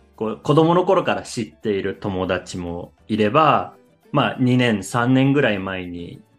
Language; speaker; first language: Japanese; native; Japanese